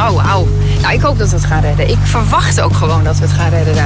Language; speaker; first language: Dutch; native; Dutch